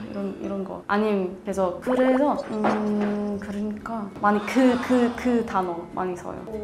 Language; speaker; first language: Korean; non-native, learner; Swedish